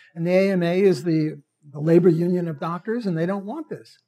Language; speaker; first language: English; native; English